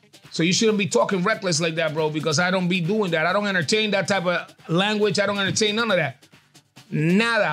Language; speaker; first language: English; early bilingual, other home language; Spanish